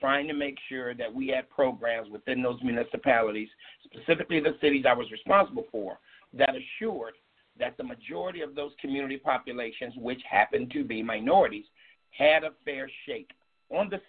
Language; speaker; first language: English; native; English